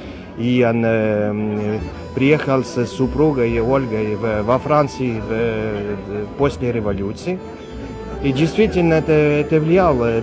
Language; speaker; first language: Russian; non-native, fluent; French